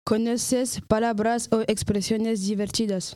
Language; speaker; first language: Spanish; non-native, learner; French